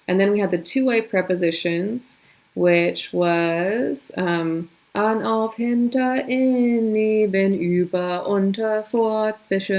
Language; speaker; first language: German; non-native, fluent; English